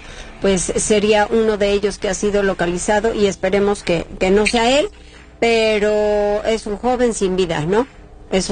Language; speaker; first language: Spanish; native; Spanish